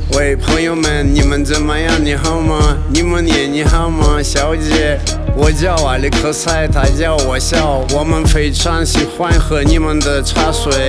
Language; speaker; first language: Chinese; non-native, learner; Russian